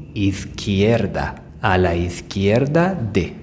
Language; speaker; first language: Spanish; non-native, fluent; Persian